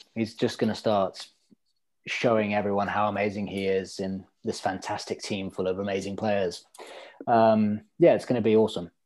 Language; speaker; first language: English; early bilingual, other home language; Norwegian